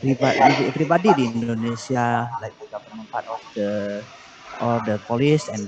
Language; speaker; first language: English; non-native, learner; Indonesian